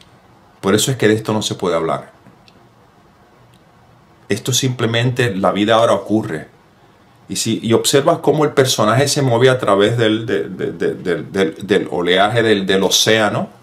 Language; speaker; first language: Spanish; native; Spanish